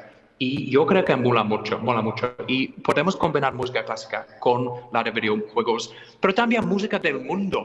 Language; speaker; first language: Spanish; non-native, fluent; English